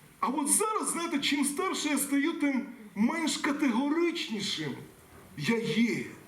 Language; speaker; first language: Ukrainian; non-native, local second language; Russian